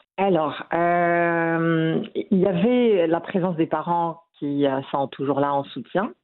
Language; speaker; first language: French; non-native, local second language; Arabic